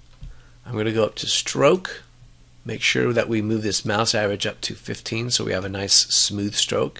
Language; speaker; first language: English; native; English